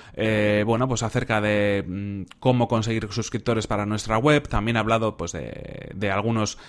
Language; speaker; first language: Spanish; native; Spanish